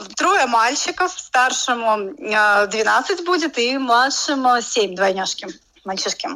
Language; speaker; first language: Russian; native; Russian